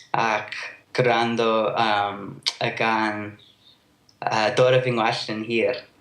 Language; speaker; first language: Welsh; non-native, learner; English